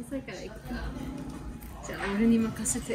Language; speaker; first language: Japanese; non-native, fluent; Swedish